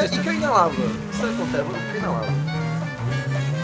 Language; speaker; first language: Portuguese; native; Portuguese